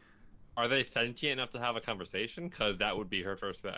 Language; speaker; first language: English; native; English